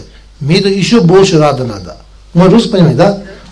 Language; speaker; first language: Russian; non-native, learner; Tibetan